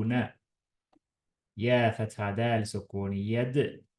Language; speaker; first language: Arabic; non-native, fluent; Estonian